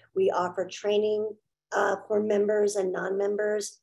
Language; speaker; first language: English; native; English